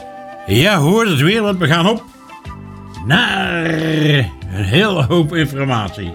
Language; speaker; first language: Dutch; native; Dutch